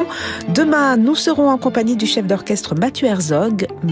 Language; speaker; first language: French; native; French